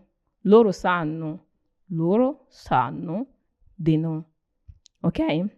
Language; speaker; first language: Italian; non-native, learner; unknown